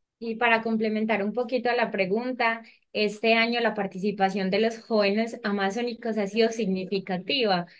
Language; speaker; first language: Spanish; native; Spanish